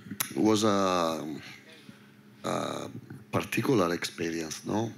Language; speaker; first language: English; non-native, learner; Italian